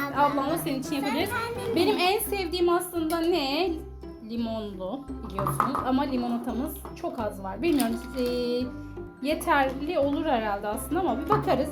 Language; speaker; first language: Turkish; native; Turkish